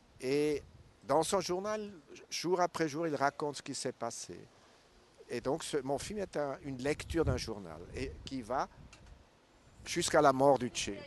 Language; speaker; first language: French; non-native, local second language; German